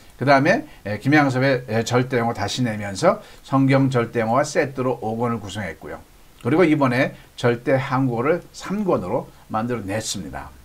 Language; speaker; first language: Korean; native; Korean